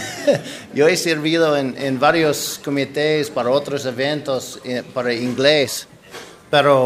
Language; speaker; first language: Spanish; non-native, learner; English